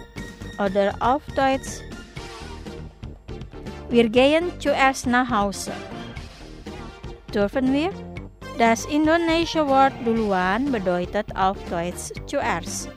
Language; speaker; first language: German; non-native, fluent; Indonesian